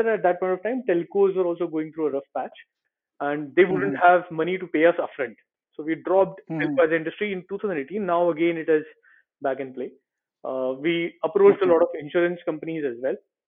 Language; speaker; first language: English; non-native, local second language; Marathi